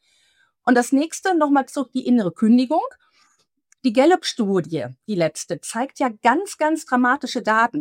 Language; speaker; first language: German; native; German